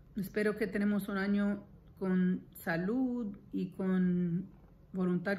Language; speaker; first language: Spanish; non-native, fluent; English